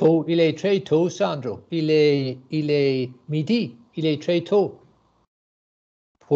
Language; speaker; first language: French; non-native, learner; English